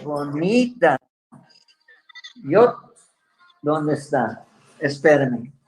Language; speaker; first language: Spanish; non-native, fluent; English